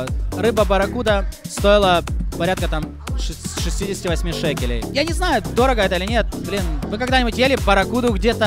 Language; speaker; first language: Russian; native; Russian